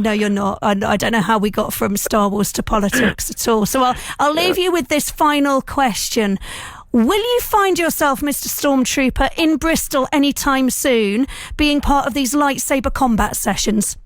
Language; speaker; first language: English; native; English